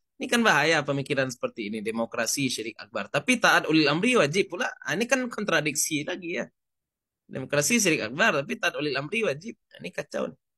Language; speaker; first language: Indonesian; non-native, local second language; Minangkabau